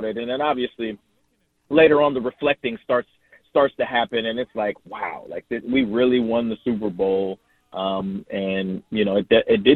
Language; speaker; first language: English; native; English